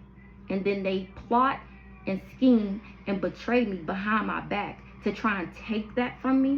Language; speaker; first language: English; native; English